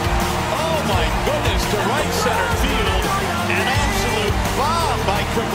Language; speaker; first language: English; native; English